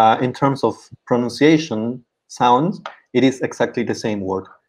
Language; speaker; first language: English; non-native, fluent; Spanish